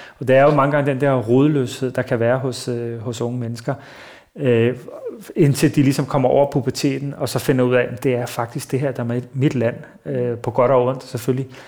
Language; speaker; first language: Danish; early bilingual, other home language; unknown